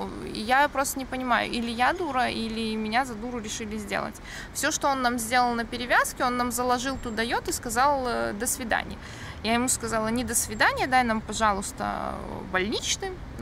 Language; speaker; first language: Russian; native; Russian